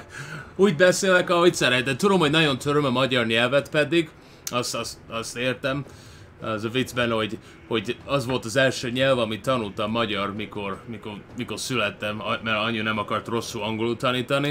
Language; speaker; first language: Hungarian; early bilingual, heritage; Hungarian